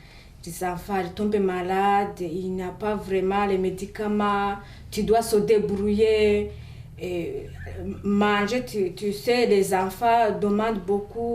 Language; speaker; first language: French; non-native, fluent; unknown